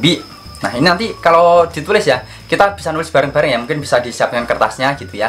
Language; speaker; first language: Indonesian; native; Indonesian